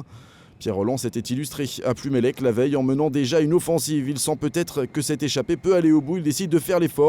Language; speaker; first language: French; native; French